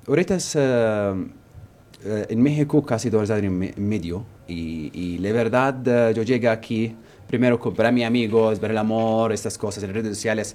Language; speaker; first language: Spanish; non-native, learner; Arabic